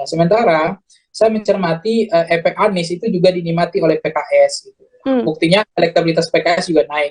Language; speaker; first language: Indonesian; native; Indonesian